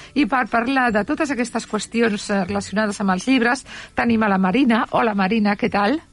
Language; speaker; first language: Catalan; native; Catalan